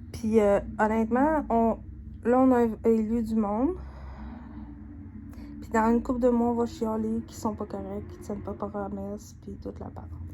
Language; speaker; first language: French; native; French